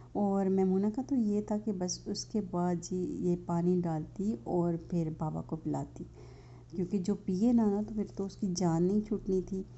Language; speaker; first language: Urdu; native; Urdu